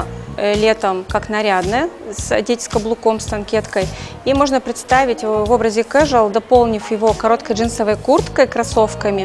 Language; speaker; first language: Russian; native; Russian